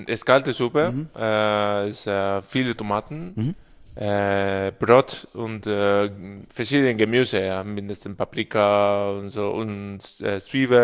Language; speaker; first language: German; non-native, learner; Spanish